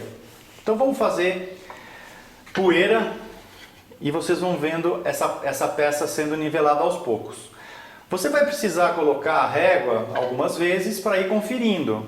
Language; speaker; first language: Portuguese; native; Portuguese